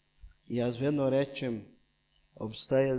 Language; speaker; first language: Slovenian; non-native, fluent; Portuguese